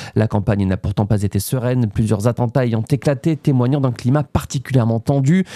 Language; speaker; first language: French; native; French